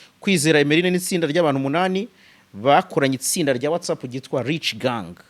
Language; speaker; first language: Kinyarwanda; native; Kinyarwanda